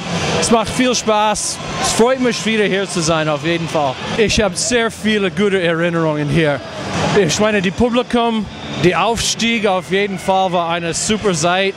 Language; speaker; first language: German; non-native, fluent; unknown